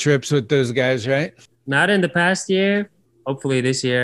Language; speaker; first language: English; non-native, fluent; Latvian